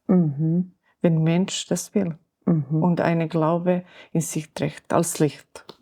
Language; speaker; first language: German; non-native, learner; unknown